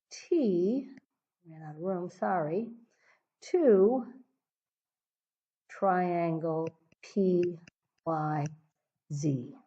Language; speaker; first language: English; native; English